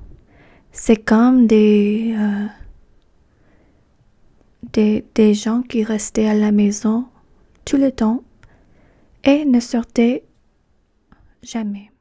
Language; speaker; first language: French; non-native, fluent; English